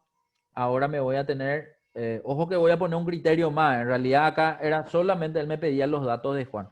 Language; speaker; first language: Spanish; native; Spanish